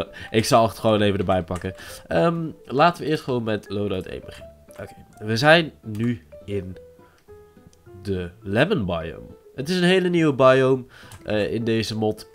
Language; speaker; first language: Dutch; native; Dutch